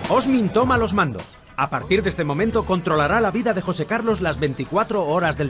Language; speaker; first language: Spanish; native; Spanish